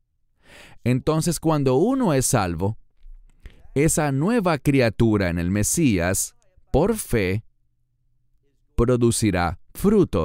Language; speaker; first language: Spanish; native; Spanish